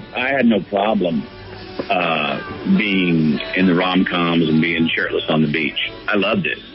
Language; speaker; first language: English; native; English